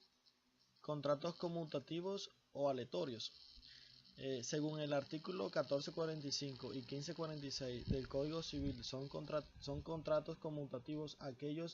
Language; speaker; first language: Spanish; native; Spanish